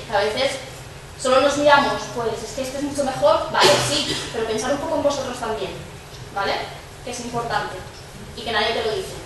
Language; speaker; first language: Spanish; non-native, local second language; Catalan